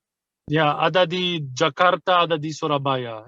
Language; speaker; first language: Indonesian; non-native, fluent; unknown